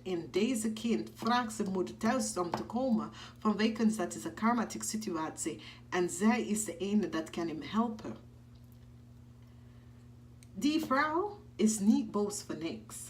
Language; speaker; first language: Dutch; non-native, fluent; English